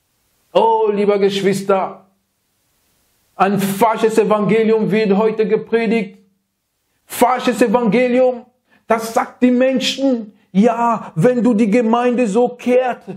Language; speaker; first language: German; non-native, learner; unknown